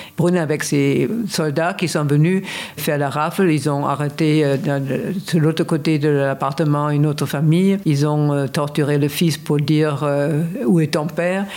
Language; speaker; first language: French; non-native, fluent; German